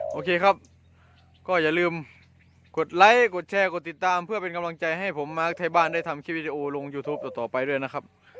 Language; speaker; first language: Thai; non-native, local second language; Northeastern Thai